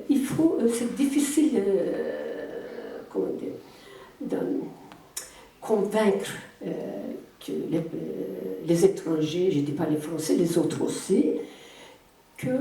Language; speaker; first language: French; non-native, fluent; Turkish